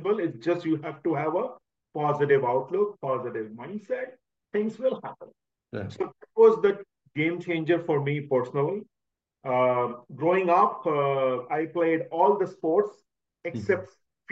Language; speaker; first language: English; non-native, local second language; Hindi